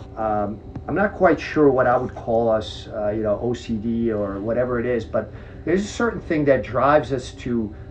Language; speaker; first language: English; early bilingual, other home language; Czech